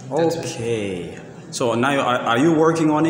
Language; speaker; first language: English; non-native, fluent; Rundi